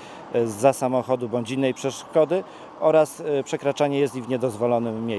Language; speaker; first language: Polish; native; Polish